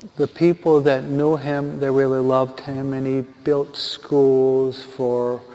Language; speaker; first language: English; native; English